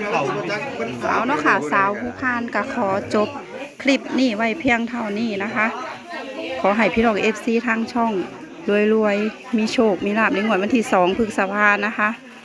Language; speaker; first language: Thai; native; Thai